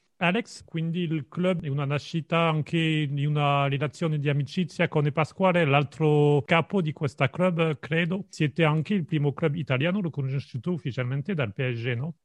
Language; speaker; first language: Italian; non-native, fluent; French